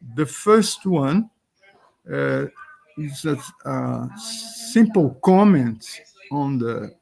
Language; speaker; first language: English; non-native, fluent; Portuguese